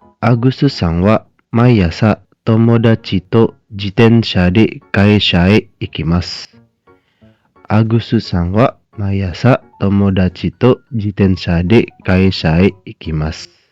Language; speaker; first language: Japanese; non-native, fluent; Indonesian